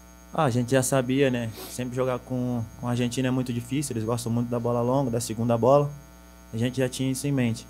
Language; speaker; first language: Portuguese; native; Portuguese